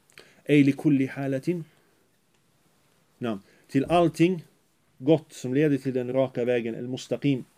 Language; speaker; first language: Swedish; early bilingual, other home language; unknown